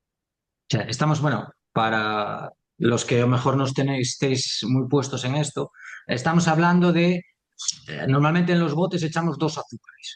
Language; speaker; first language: Spanish; native; Spanish